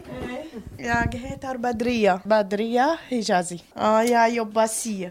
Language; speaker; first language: Swedish; non-native, learner; Arabic